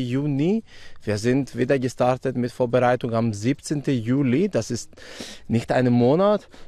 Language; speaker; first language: German; non-native, fluent; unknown